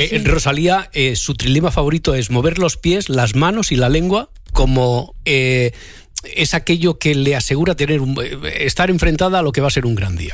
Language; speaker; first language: Spanish; native; Spanish